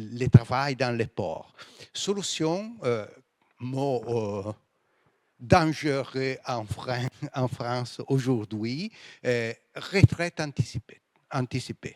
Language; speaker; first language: French; non-native, fluent; Italian